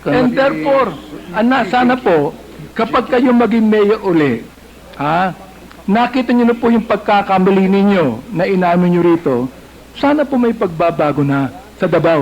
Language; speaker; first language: Filipino; native; Filipino